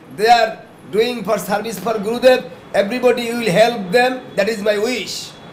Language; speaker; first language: English; non-native, local second language; Bangla